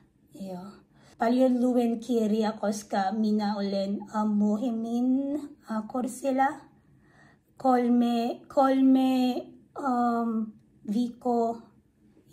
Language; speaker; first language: Finnish; non-native, learner; Filipino